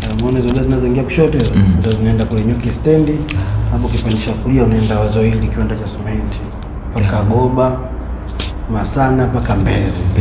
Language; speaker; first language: Swahili; native; Swahili